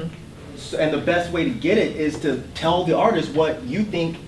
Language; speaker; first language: English; native; English